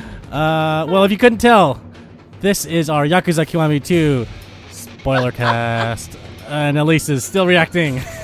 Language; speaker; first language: English; native; English